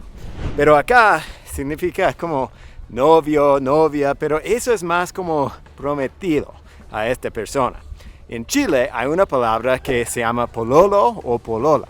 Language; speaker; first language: Spanish; non-native, fluent; English